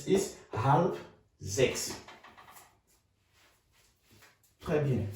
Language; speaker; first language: German; non-native, fluent; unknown